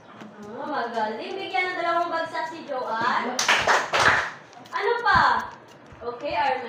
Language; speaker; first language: Filipino; native; Filipino